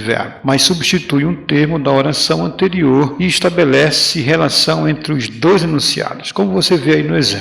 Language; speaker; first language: Portuguese; native; Portuguese